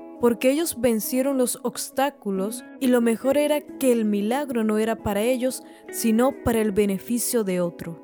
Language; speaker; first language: Spanish; native; Spanish